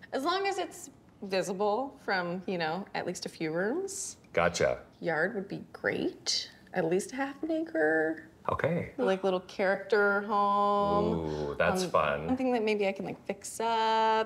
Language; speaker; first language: English; native; English